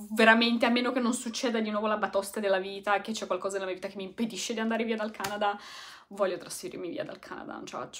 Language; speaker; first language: Italian; native; Italian